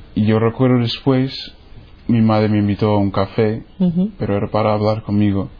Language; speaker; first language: Spanish; non-native, fluent; English